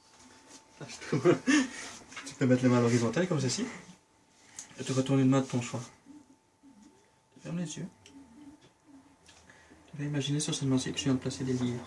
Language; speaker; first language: French; native; French